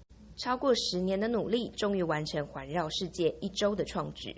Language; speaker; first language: Chinese; native; Chinese